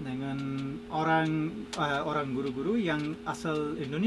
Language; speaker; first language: Indonesian; non-native, fluent; English